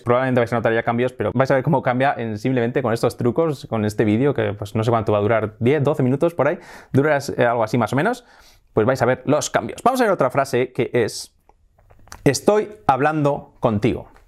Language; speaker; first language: Spanish; native; Spanish